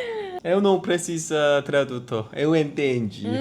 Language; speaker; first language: Portuguese; non-native, learner; Korean